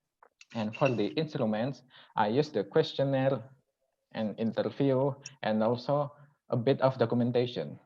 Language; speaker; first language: English; non-native, local second language; Indonesian